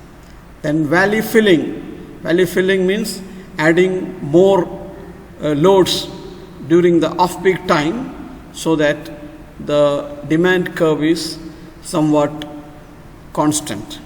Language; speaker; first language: English; non-native, local second language; Malayalam